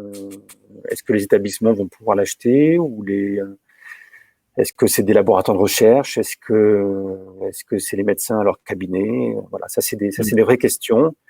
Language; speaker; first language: French; native; French